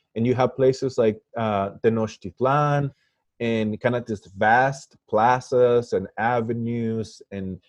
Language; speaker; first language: English; non-native, fluent; Spanish